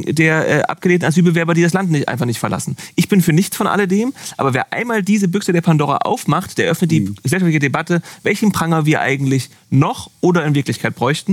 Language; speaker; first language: German; native; German